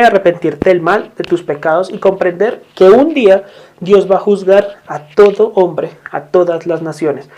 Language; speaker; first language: Spanish; native; Spanish